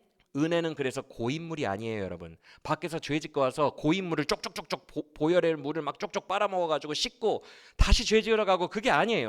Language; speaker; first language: Korean; native; Korean